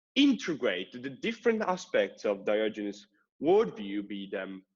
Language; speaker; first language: English; non-native, fluent; Italian